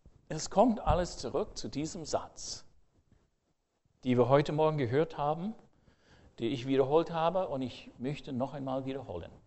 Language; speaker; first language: German; non-native, fluent; English